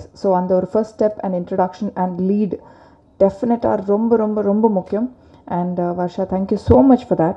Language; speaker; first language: Tamil; non-native, learner; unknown